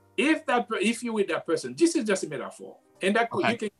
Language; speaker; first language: English; non-native, fluent; Haitian Creole